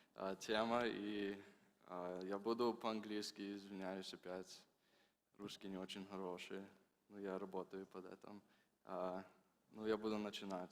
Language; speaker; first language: Russian; early bilingual, heritage; Russian